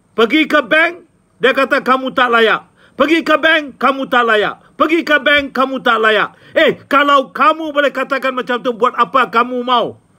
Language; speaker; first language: Malay; non-native, local second language; Tamil